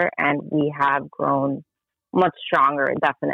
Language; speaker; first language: English; native; English